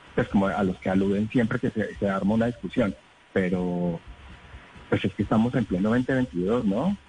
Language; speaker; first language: Spanish; native; Spanish